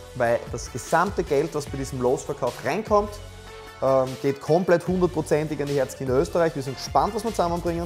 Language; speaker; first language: German; native; German